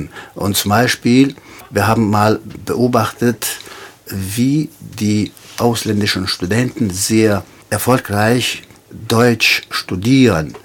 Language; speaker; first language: German; non-native, fluent; Tajik